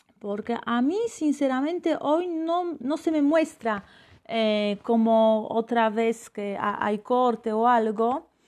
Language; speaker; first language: Spanish; non-native, fluent; Polish